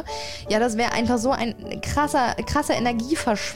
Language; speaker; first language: German; native; German